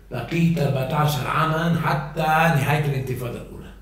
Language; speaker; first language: Arabic; early bilingual, other home language; Italian